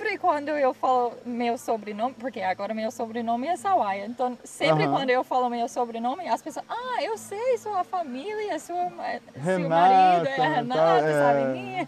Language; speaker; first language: Portuguese; non-native, learner; English